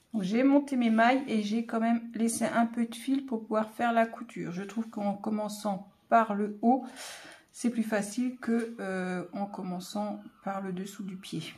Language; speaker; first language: French; native; French